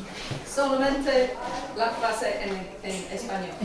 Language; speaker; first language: Spanish; non-native, learner; English